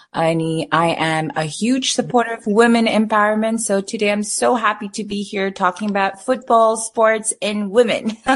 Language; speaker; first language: English; early bilingual, other home language; Nepali